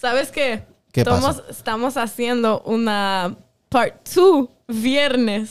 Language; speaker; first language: Spanish; non-native, local second language; French